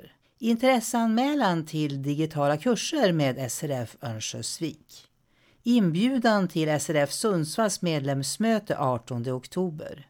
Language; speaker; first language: Swedish; native; Swedish